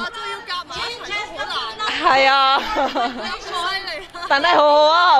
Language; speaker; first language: Cantonese; non-native, fluent; Indonesian